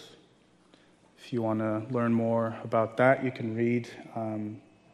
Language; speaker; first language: English; non-native, local second language; Yoruba